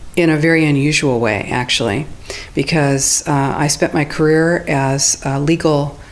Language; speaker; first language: English; native; English